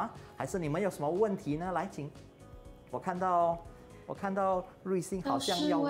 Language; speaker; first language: Chinese; native; Chinese